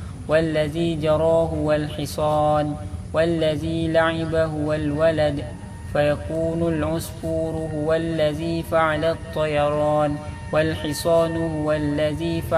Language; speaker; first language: Arabic; non-native, learner; Indonesian